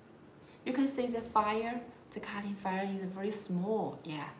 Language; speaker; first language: English; non-native, learner; Chinese